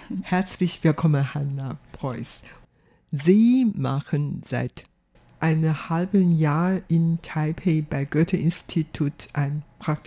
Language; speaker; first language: German; non-native, fluent; Chinese